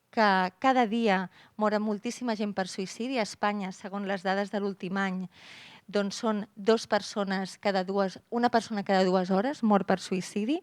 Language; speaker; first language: Catalan; native; Catalan